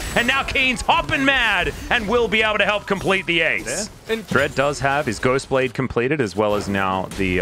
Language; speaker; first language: English; native; English